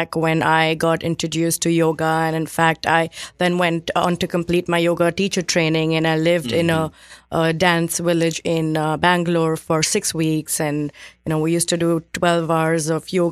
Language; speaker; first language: English; non-native, local second language; Hindi